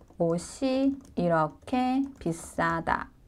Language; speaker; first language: Korean; non-native, fluent; Chinese